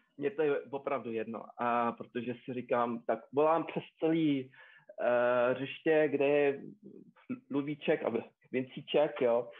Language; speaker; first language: Czech; early bilingual, heritage; Czech